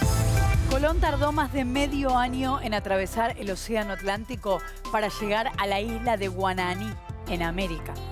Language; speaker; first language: Spanish; native; Spanish